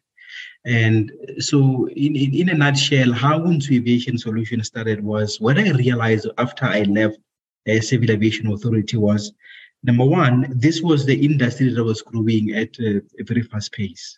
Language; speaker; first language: English; non-native, local second language; Southern Sotho